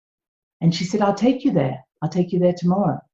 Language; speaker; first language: English; native; English